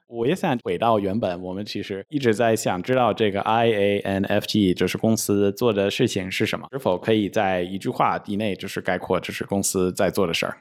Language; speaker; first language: Chinese; non-native, fluent; English